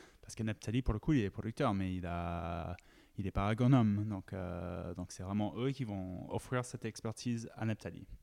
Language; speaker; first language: French; non-native, fluent; English